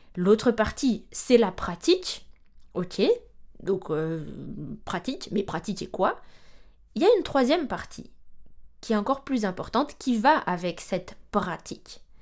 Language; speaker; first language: French; non-native, local second language; Malagasy